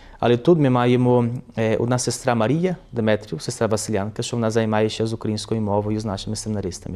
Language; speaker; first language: Ukrainian; early bilingual, heritage; Ukrainian